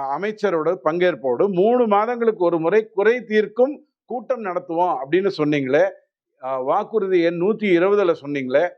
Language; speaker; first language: Tamil; native; Tamil